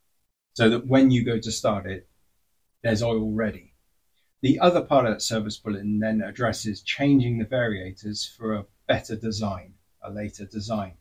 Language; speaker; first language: English; native; English